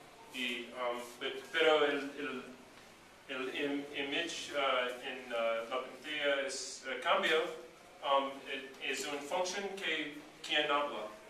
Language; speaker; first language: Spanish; non-native, learner; English